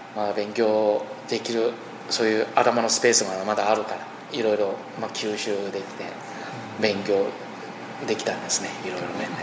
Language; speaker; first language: Japanese; non-native, fluent; Chinese